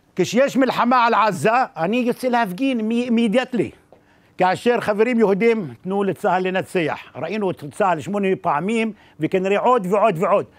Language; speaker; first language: Hebrew; non-native, local second language; Arabic